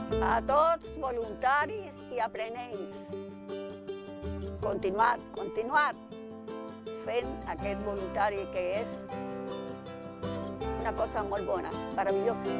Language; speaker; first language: Catalan; non-native, fluent; Spanish